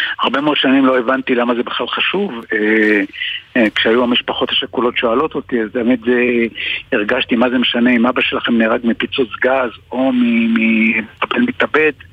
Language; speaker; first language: Hebrew; native; Hebrew